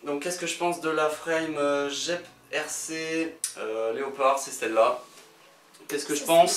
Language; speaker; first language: French; native; French